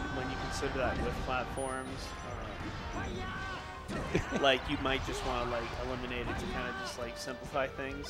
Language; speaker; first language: English; native; English